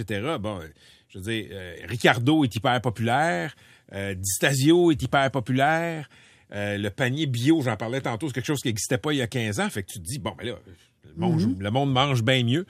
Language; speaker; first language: French; native; French